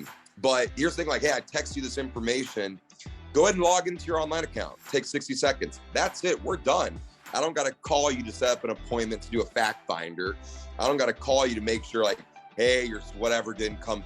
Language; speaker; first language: English; native; English